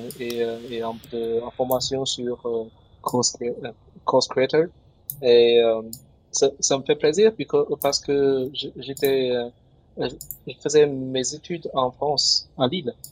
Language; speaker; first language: French; non-native, learner; Chinese